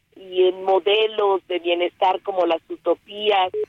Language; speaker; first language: Spanish; native; Spanish